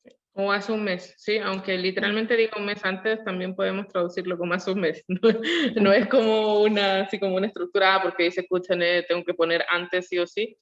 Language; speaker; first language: Spanish; non-native, learner; Korean